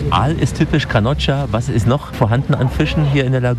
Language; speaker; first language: German; native; German